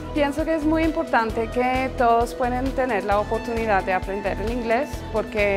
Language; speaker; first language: Spanish; non-native, fluent; English